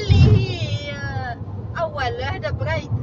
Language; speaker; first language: Arabic; non-native, learner; Filipino